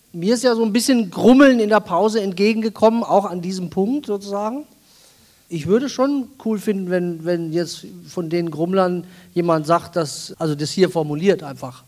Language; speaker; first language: German; native; German